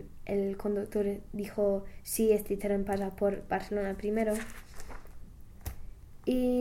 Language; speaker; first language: Spanish; non-native, learner; English